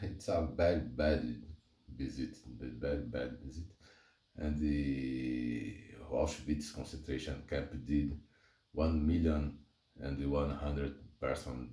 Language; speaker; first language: English; non-native, learner; Portuguese